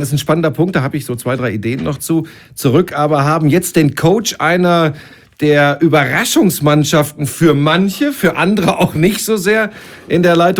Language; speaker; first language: German; native; German